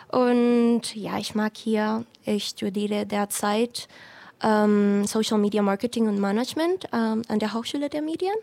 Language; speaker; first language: German; non-native, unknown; Spanish